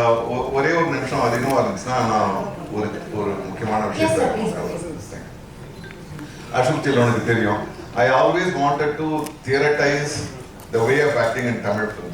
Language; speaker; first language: Tamil; native; Tamil